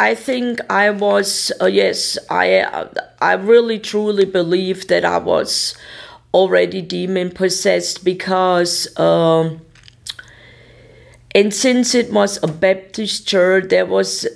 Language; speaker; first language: English; non-native, fluent; German